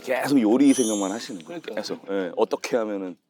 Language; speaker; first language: Korean; native; Korean